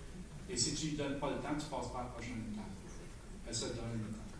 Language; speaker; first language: French; native; French